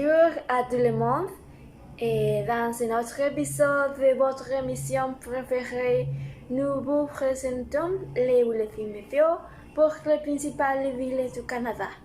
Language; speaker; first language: French; non-native, learner; Spanish